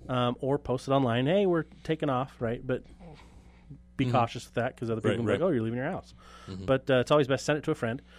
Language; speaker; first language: English; native; English